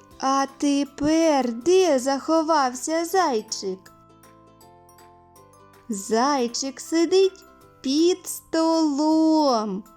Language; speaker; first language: Ukrainian; native; Ukrainian